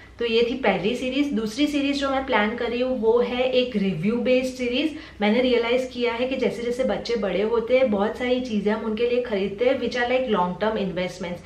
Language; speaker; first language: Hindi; non-native, local second language; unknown